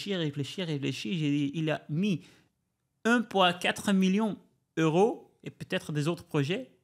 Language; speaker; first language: French; non-native, learner; Albanian